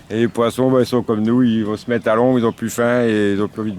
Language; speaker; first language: French; native; French